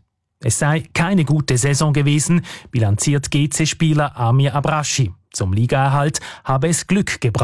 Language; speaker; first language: German; native; German